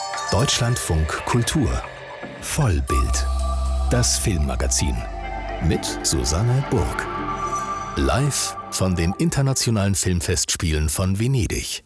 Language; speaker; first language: German; native; German